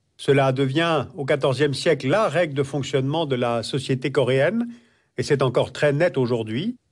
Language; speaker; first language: French; native; French